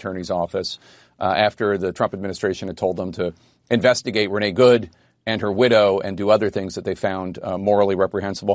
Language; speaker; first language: English; native; English